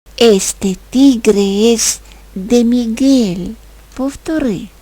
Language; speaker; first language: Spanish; non-native, fluent; Ukrainian